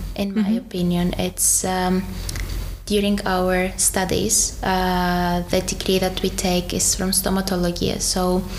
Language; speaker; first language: English; non-native, fluent; Greek